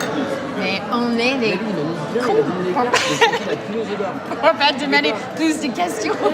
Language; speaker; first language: French; non-native, fluent; English